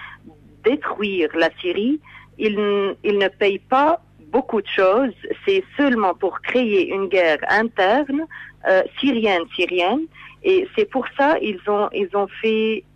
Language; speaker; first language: French; non-native, fluent; Arabic